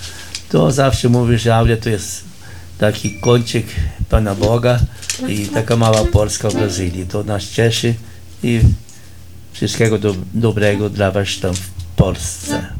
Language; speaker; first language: Polish; early bilingual, heritage; Polish